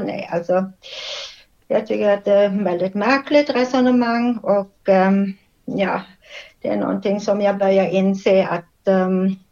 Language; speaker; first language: Swedish; non-native, fluent; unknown